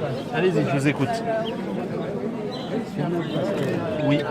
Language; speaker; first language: French; native; French